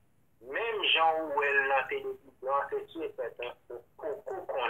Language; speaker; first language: French; non-native, local second language; Haitian Creole